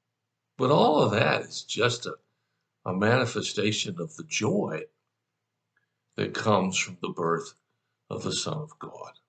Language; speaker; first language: English; native; English